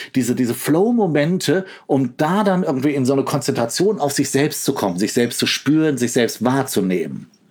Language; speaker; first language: German; native; German